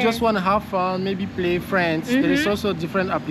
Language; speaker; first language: English; non-native, learner; French